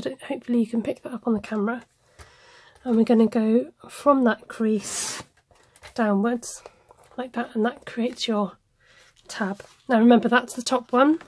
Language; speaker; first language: English; native; English